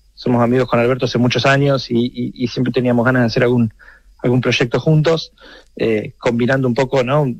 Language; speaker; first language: Spanish; native; Spanish